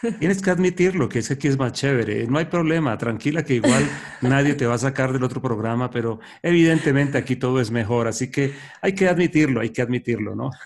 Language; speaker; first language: Spanish; native; Spanish